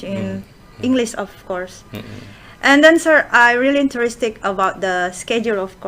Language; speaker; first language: English; non-native, fluent; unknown